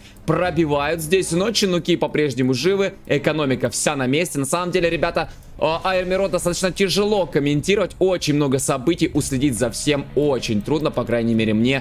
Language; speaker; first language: Russian; native; Russian